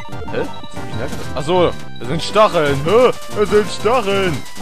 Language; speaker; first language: German; native; German